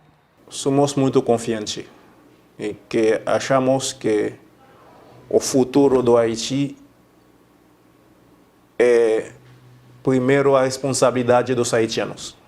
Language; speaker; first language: Portuguese; non-native, fluent; Haitian Creole